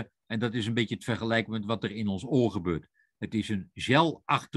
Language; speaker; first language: Dutch; native; Dutch